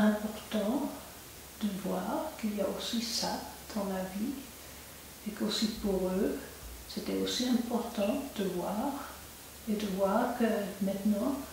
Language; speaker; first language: French; non-native, local second language; German